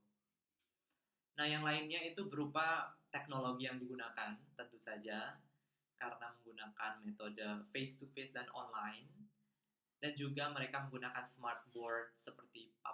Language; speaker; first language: Indonesian; non-native, local second language; Balinese